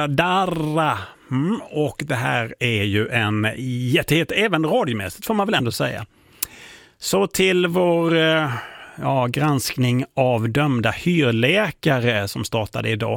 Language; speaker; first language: Swedish; native; Swedish